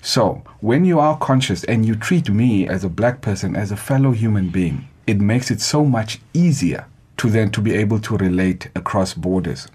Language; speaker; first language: English; non-native, local second language; Xhosa